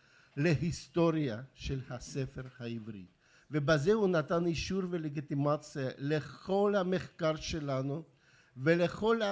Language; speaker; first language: Hebrew; non-native, fluent; Russian